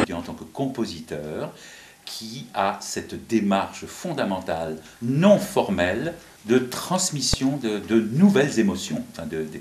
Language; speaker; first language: French; non-native, fluent; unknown